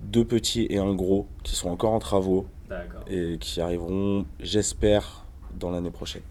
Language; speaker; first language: French; native; French